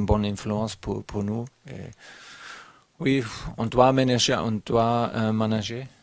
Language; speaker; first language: French; non-native, learner; German